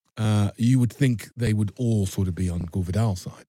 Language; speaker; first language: English; native; English